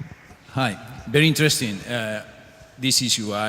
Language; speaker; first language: English; non-native, fluent; Spanish